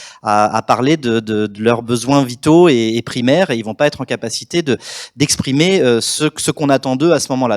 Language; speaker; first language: French; native; French